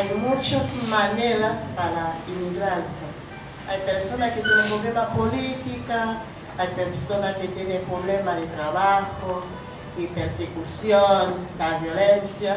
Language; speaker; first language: Spanish; non-native, learner; Haitian Creole